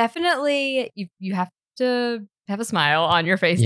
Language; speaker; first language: English; native; English